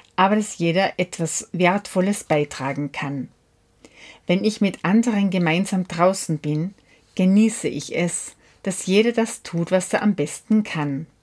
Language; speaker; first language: German; native; German